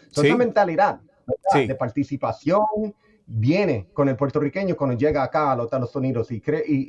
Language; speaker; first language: Spanish; early bilingual, heritage; Spanish